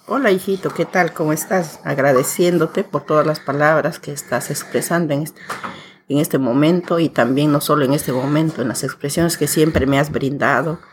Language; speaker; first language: Spanish; native; Spanish